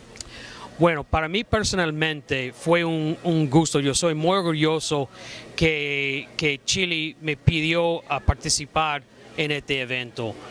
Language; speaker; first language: Spanish; non-native, fluent; English